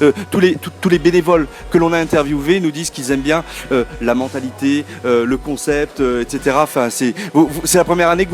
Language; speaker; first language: French; native; French